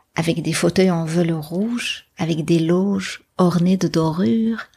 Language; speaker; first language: French; non-native, local second language; Arabic